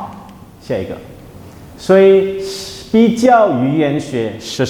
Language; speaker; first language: Chinese; non-native, fluent; Indonesian